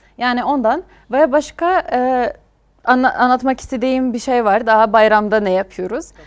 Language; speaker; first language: Turkish; non-native, fluent; Arabic